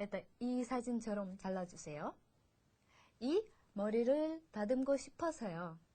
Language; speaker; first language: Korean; non-native, fluent; Russian